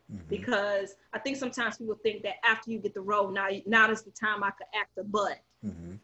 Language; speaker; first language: English; native; English